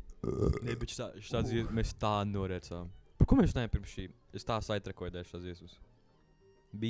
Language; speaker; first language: Latvian; native; Latvian